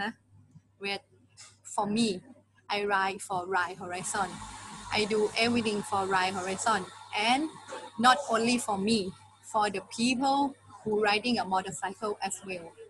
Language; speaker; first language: English; non-native, learner; Thai